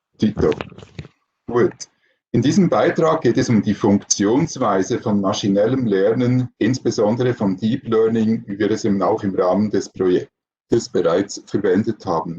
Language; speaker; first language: German; native; German